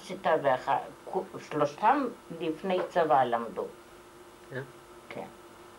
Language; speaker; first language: Hebrew; non-native, fluent; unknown